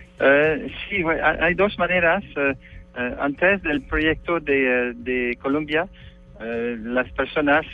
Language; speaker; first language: Spanish; non-native, learner; French